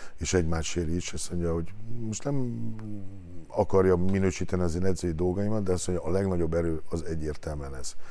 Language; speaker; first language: Hungarian; native; Hungarian